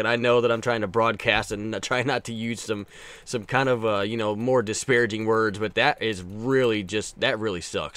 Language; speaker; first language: English; native; English